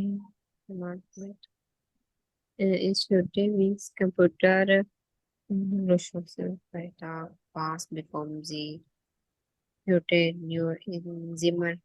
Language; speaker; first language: German; non-native, learner; Urdu